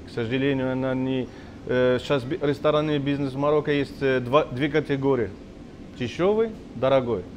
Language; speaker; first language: Russian; non-native, fluent; Arabic